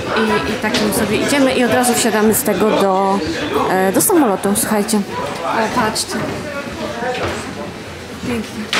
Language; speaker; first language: Polish; native; Polish